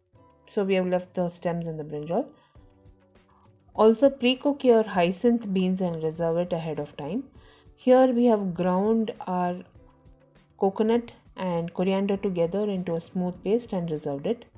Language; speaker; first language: English; non-native, local second language; Tamil